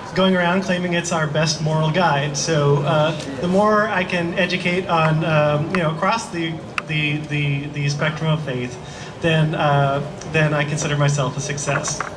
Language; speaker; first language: English; native; English